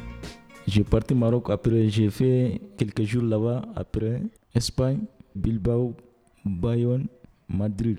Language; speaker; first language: French; non-native, learner; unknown